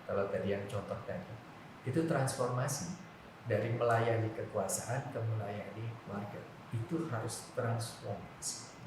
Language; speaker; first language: Indonesian; non-native, local second language; Javanese